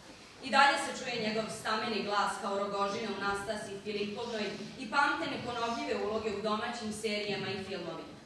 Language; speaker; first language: Serbian; native; Serbian